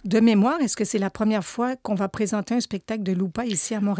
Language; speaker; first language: French; native; French